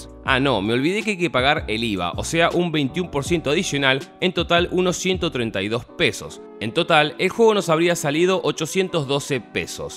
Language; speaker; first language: Spanish; native; Spanish